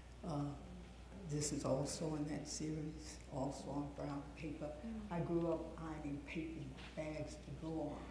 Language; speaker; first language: English; native; English